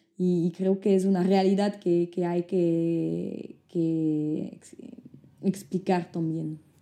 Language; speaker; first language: Spanish; non-native, fluent; French